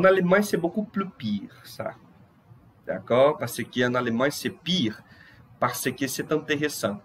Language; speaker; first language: French; non-native, fluent; Portuguese